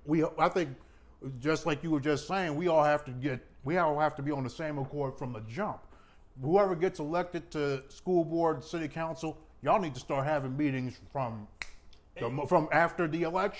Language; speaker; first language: English; native; English